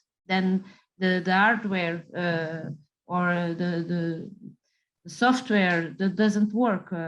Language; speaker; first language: English; non-native, fluent; Portuguese